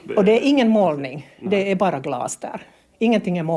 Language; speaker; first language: Swedish; non-native, local second language; Finnish